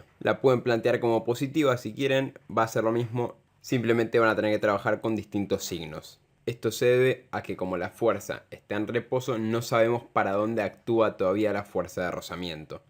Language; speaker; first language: Spanish; native; Spanish